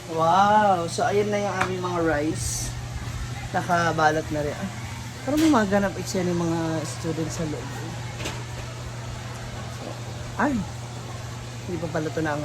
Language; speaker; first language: Filipino; non-native, local second language; Cebuano